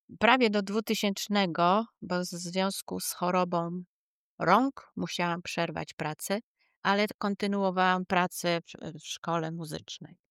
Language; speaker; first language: Polish; native; Polish